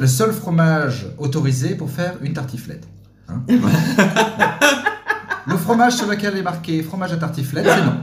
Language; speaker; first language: French; native; French